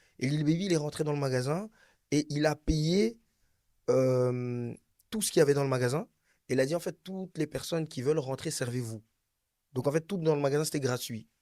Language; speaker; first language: French; native; French